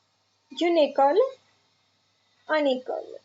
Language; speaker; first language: French; non-native, fluent; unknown